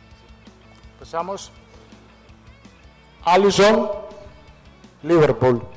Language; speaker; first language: Portuguese; non-native, fluent; Italian